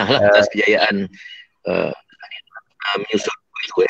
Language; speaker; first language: Malay; native; Malay